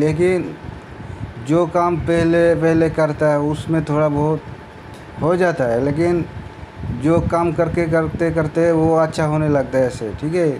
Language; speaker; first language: Hindi; non-native, local second language; Bangla